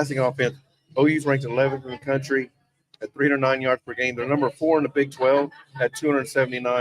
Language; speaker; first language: English; native; English